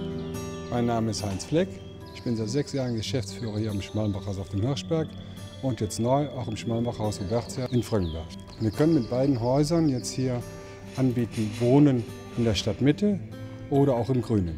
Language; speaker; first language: German; native; German